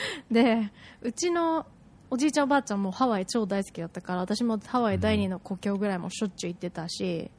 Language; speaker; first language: Japanese; early bilingual, heritage; Japanese